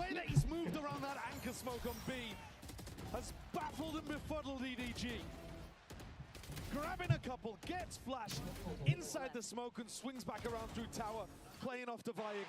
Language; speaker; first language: English; native; English